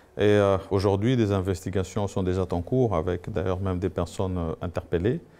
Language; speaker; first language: French; non-native, local second language; Swahili